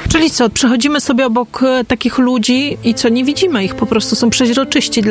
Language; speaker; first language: Polish; native; Polish